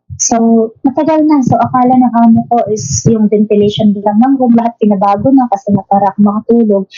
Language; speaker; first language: Filipino; non-native, local second language; Cebuano